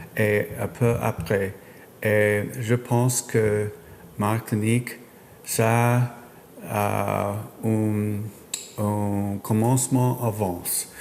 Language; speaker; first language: French; non-native, learner; English